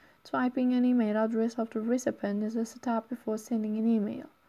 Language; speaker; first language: English; non-native, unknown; Turkish